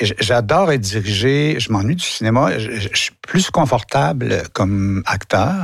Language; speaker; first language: French; native; French